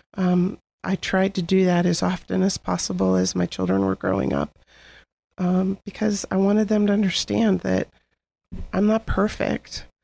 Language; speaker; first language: English; native; English